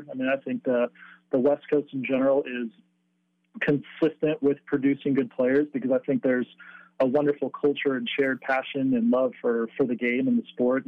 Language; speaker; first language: English; native; English